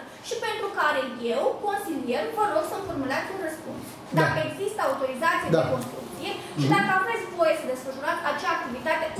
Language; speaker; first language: Romanian; native; Romanian